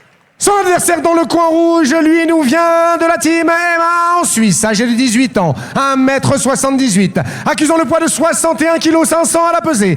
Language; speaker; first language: French; native; French